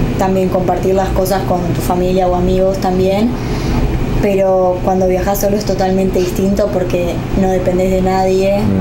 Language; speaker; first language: Spanish; native; Spanish